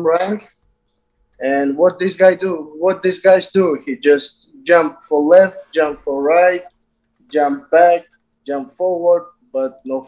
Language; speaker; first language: English; non-native, learner; Azerbaijani